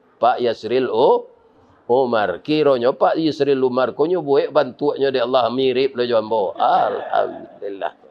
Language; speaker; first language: Malay; non-native, local second language; Minangkabau